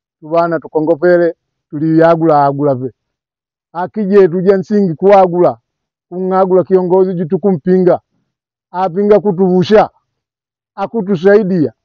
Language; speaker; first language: Swahili; non-native, local second language; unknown